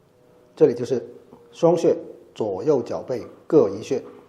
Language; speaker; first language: Chinese; native; Chinese